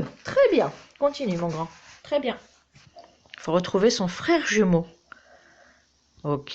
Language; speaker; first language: French; native; French